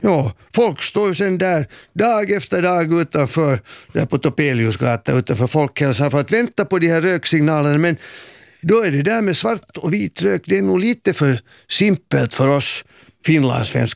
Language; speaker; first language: Swedish; native; Swedish